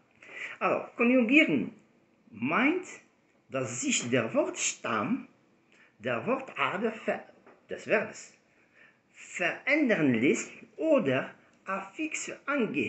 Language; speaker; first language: German; non-native, fluent; Arabic